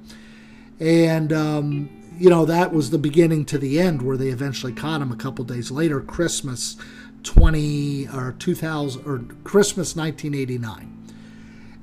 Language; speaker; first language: English; native; English